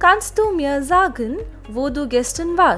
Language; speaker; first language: German; non-native, fluent; Hindi